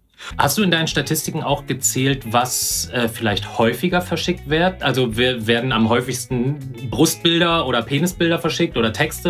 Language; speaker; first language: German; native; German